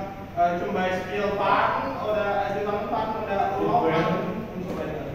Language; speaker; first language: German; non-native, learner; Indonesian